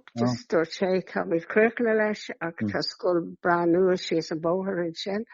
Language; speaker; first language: Irish; non-native, local second language; English